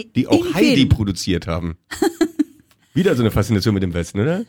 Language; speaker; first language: German; native; German